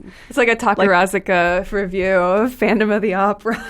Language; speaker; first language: English; native; English